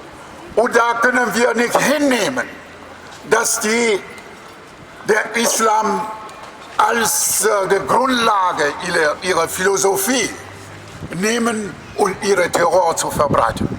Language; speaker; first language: German; non-native, learner; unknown